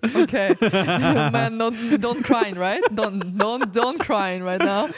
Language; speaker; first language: English; non-native, fluent; Ukrainian